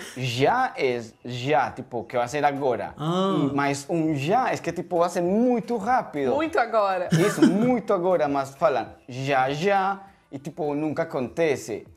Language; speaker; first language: Portuguese; non-native, learner; Spanish